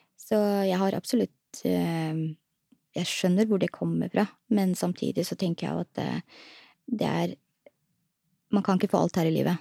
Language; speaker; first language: Norwegian; early bilingual, other home language; Somali